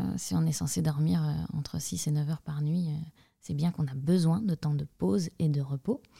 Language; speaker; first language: French; native; French